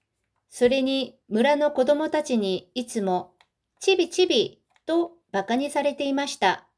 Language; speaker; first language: Japanese; non-native, local second language; Korean